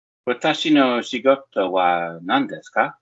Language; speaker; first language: Japanese; non-native, learner; English